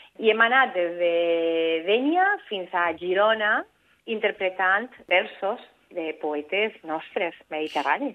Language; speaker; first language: Catalan; non-native, local second language; Spanish